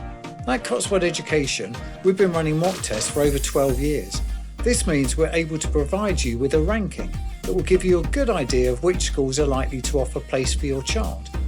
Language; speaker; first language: English; native; English